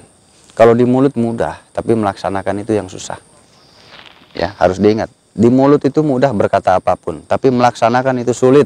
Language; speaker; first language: Indonesian; native; Indonesian